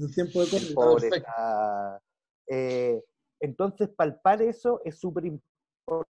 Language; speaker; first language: Spanish; early bilingual, heritage; Spanish